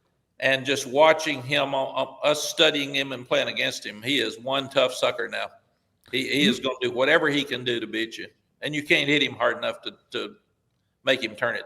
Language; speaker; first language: English; native; English